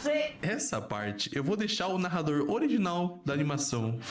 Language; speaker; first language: Portuguese; native; Portuguese